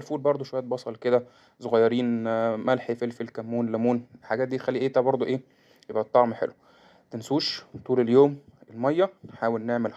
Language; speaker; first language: Arabic; native; Arabic